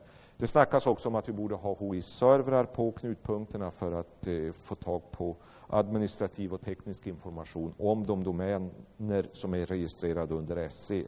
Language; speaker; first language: Swedish; native; Swedish